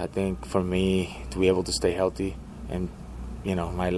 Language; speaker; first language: English; non-native, fluent; Spanish